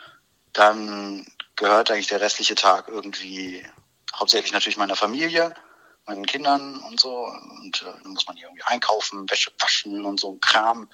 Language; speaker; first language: German; native; German